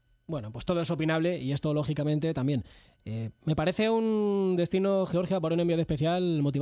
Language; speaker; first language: Spanish; native; Spanish